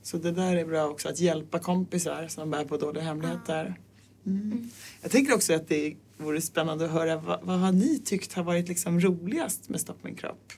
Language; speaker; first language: Swedish; native; Swedish